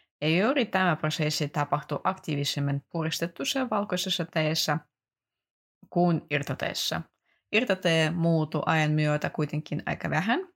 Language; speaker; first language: Finnish; non-native, fluent; Russian